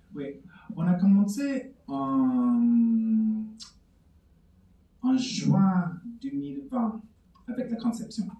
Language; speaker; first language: French; non-native, fluent; English